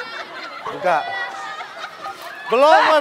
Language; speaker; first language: Indonesian; native; Indonesian